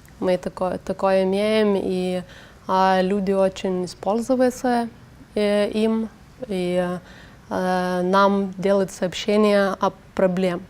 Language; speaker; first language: Russian; non-native, learner; Lithuanian